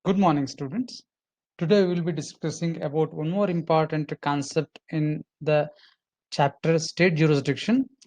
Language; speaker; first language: English; non-native, local second language; Kannada